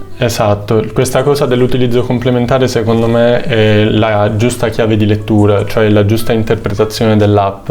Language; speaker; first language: Italian; native; Italian